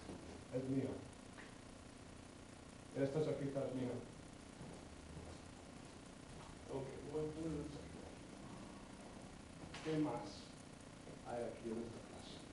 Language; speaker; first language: Spanish; non-native, fluent; English